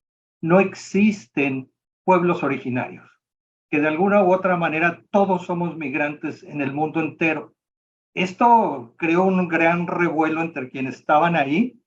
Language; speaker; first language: Spanish; native; Spanish